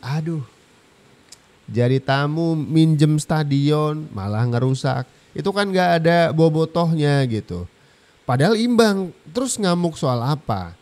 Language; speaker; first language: Indonesian; native; Indonesian